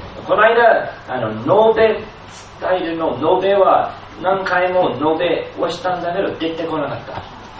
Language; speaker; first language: Japanese; non-native, fluent; English